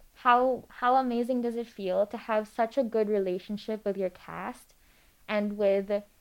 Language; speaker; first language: English; non-native, local second language; Filipino